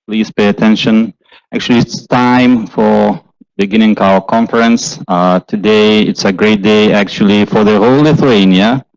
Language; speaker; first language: English; non-native, fluent; Lithuanian